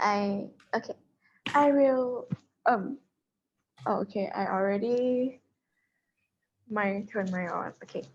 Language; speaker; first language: English; non-native, learner; Thai